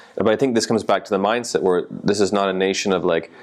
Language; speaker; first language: English; native; English